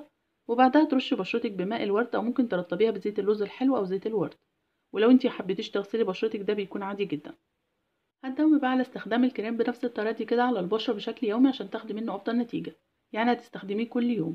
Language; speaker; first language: Arabic; native; Arabic